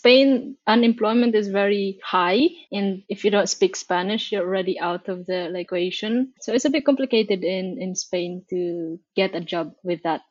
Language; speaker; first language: English; non-native, local second language; Filipino